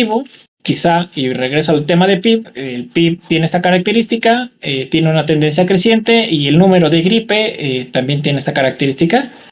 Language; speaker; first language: Spanish; native; Spanish